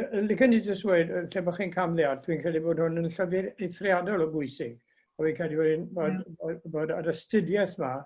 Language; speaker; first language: Welsh; native; Welsh